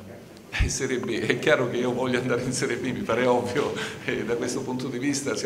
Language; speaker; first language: Italian; native; Italian